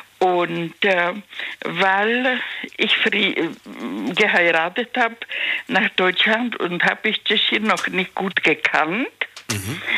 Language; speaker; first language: German; non-native, learner; Czech